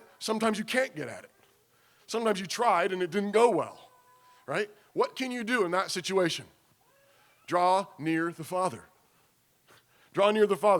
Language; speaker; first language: English; native; English